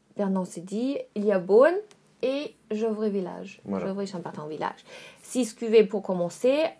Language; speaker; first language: French; non-native, fluent; German